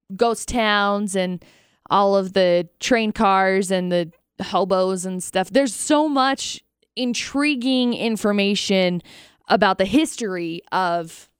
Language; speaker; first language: English; native; English